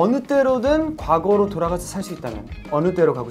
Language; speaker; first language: Korean; native; Korean